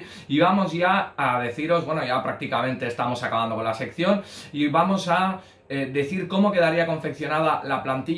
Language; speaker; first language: Spanish; native; Spanish